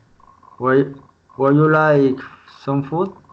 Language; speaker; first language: English; non-native, learner; Spanish